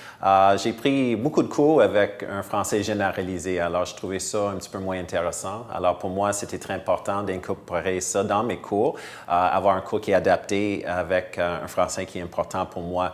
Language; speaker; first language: French; non-native, fluent; English